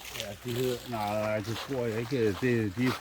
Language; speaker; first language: Danish; native; Danish